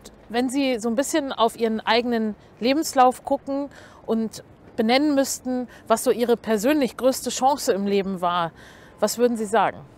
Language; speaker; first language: German; native; German